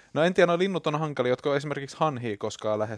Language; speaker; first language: Finnish; native; Finnish